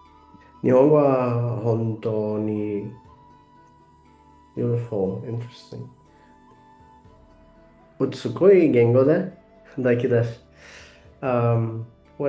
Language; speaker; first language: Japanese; non-native, learner; English